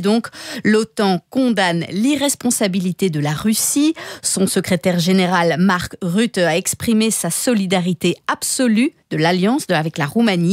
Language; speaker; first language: French; native; French